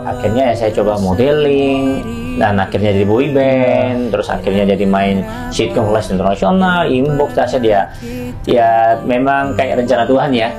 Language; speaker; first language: Indonesian; non-native, fluent; Korean